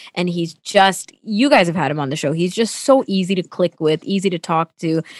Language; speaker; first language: English; non-native, fluent; Tamil